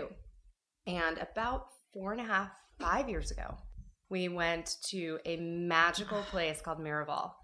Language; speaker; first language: English; native; English